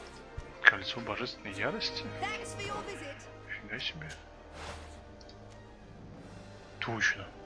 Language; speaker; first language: Russian; native; Russian